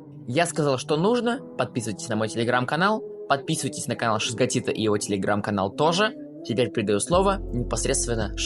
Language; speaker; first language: Russian; native; Russian